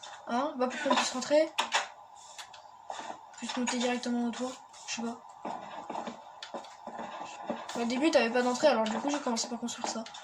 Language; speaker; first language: French; native; French